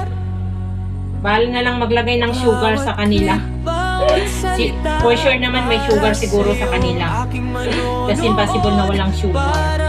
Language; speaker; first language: Filipino; native; Filipino